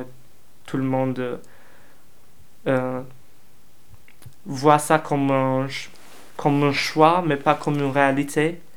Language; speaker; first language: French; non-native, fluent; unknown